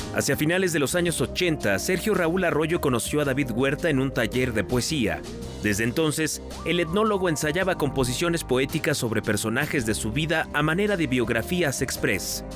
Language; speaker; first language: Spanish; native; Spanish